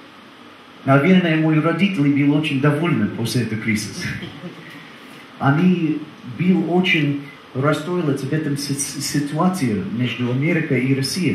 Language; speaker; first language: Russian; non-native, learner; English